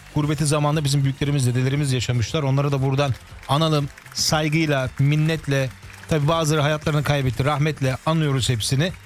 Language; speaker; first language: Turkish; early bilingual, heritage; Turkish